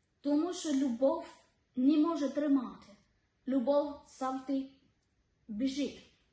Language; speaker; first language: Ukrainian; non-native, learner; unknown